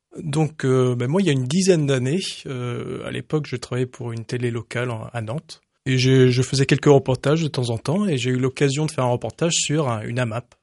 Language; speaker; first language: French; early bilingual, heritage; English